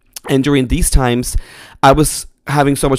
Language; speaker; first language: English; non-native, fluent; Spanish